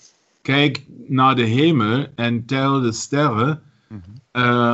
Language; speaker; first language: Dutch; non-native, learner; German